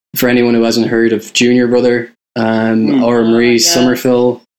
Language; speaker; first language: English; native; English